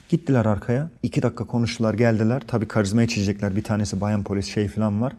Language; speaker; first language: Turkish; early bilingual, heritage; Turkish